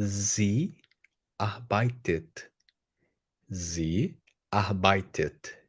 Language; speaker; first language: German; non-native, fluent; Portuguese